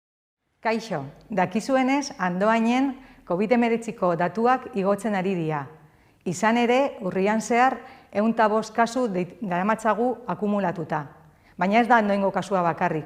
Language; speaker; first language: Basque; native; Basque